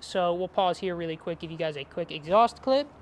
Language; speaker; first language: English; native; English